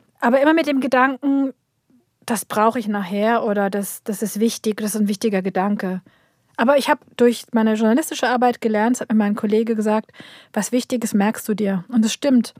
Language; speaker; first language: German; early bilingual, other home language; Turkish